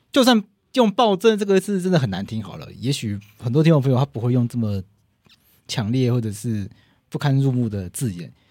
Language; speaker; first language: Chinese; native; Chinese